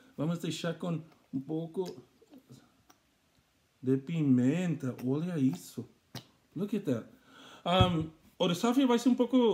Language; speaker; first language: Portuguese; non-native, learner; English